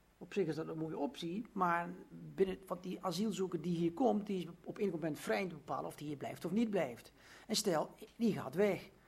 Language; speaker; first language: Dutch; native; Dutch